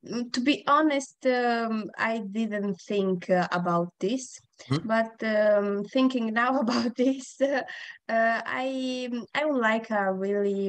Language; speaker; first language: English; non-native, learner; Italian